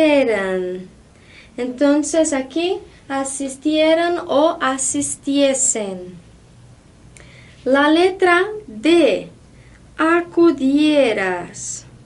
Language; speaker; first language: Spanish; non-native, fluent; Portuguese